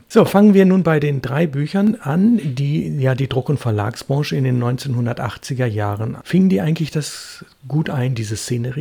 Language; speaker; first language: German; native; German